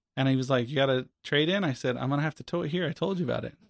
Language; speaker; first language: English; native; English